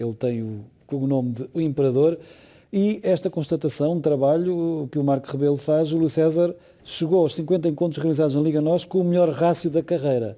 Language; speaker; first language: Portuguese; native; Portuguese